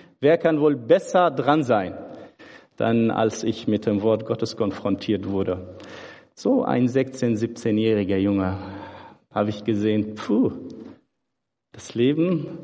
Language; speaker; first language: German; early bilingual, other home language; Turoyo